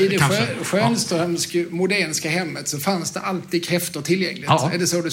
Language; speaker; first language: Swedish; native; Swedish